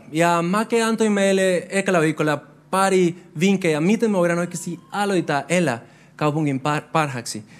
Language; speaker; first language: Finnish; non-native, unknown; Spanish